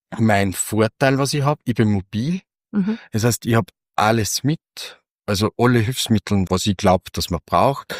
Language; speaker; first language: German; native; German